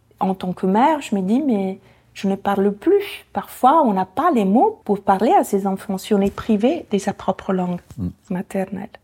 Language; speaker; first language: French; non-native, fluent; Italian